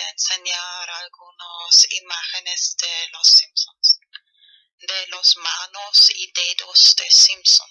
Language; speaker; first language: Spanish; non-native, fluent; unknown